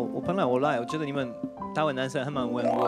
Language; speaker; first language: Chinese; non-native, learner; French